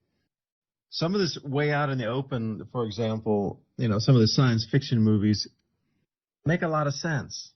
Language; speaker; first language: English; native; English